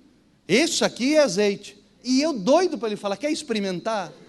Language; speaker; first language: Portuguese; native; Portuguese